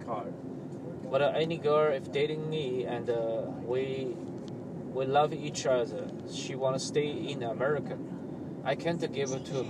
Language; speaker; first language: English; non-native, learner; Chinese